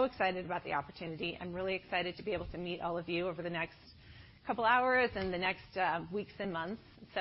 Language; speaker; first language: English; native; English